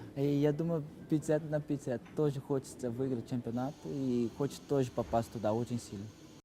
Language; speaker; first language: Russian; non-native, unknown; Portuguese